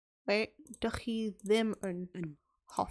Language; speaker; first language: Welsh; non-native, learner; English